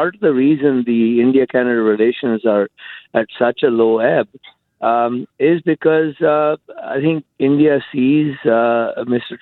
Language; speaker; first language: English; non-native, local second language; Punjabi